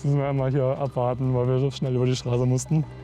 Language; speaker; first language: German; native; German